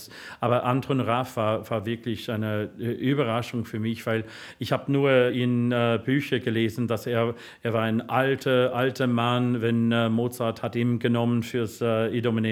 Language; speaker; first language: German; non-native, fluent; English